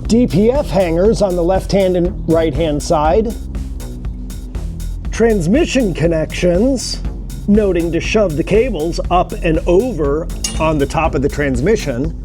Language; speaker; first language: English; native; English